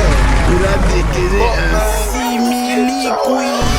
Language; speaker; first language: French; native; French